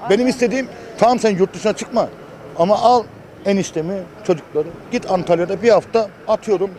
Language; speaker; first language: Turkish; early bilingual, heritage; Turkish